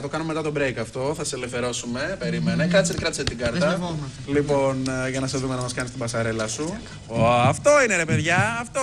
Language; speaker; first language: Greek; native; Greek